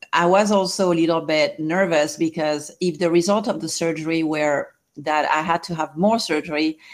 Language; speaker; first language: English; non-native, fluent; French